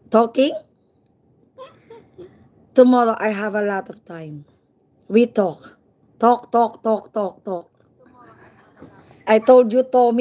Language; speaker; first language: English; non-native, learner; Filipino